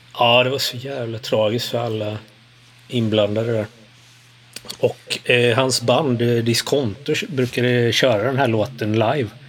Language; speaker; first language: Swedish; early bilingual, other home language; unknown